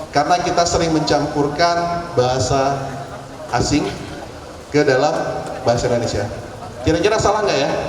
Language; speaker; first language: Indonesian; non-native, local second language; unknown